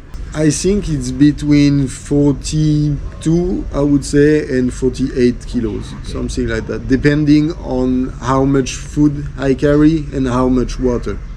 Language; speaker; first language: English; non-native, fluent; French